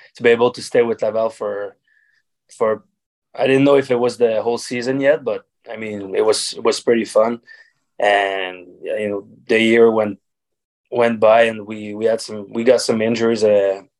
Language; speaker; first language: English; native; English